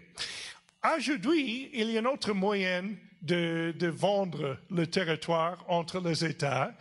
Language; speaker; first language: French; non-native, fluent; English